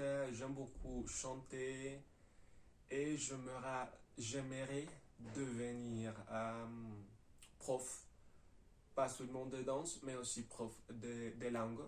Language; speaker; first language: French; non-native, learner; Spanish